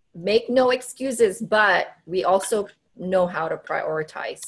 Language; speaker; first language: English; non-native, local second language; Cebuano